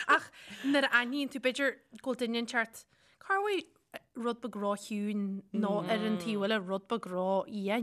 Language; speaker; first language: Irish; native; Irish